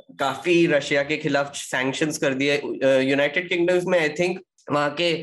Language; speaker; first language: Hindi; native; Hindi